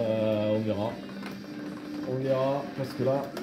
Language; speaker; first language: French; native; French